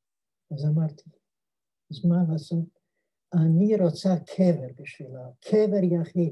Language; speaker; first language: Hebrew; non-native, fluent; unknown